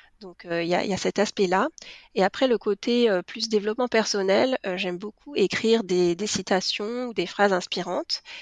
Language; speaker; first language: French; native; French